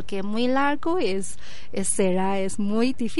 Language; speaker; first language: Spanish; non-native, learner; Chinese